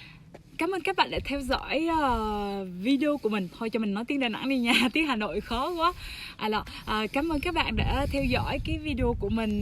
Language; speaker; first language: Vietnamese; non-native, fluent; French